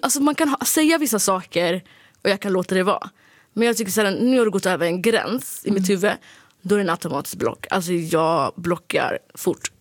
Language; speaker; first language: Swedish; early bilingual, other home language; Turkish